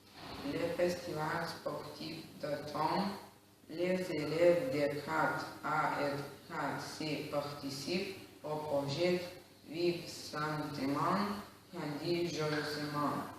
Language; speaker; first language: French; non-native, learner; Lithuanian